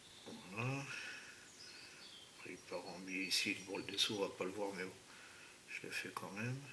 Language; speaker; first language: French; native; French